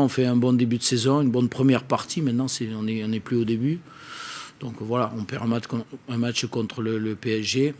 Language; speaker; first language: French; native; French